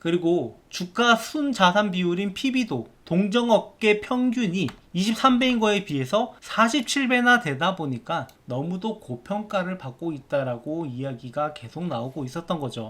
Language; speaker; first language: Korean; native; Korean